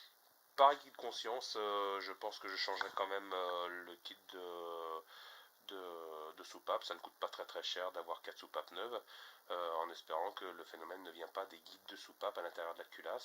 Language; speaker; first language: French; native; French